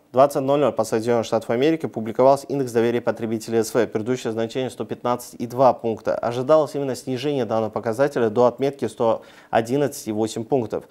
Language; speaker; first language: Russian; non-native, local second language; Uzbek